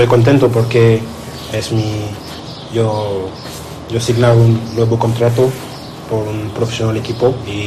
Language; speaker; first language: Spanish; non-native, learner; French